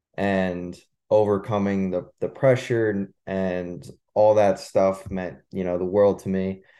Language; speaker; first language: English; native; English